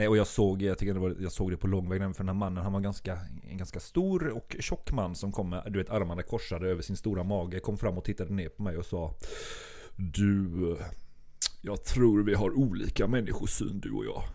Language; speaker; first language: Swedish; native; Swedish